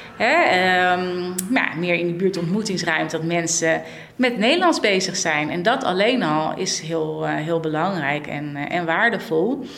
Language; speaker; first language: Dutch; native; Dutch